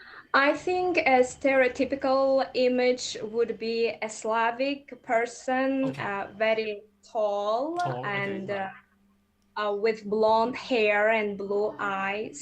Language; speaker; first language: English; non-native, fluent; Russian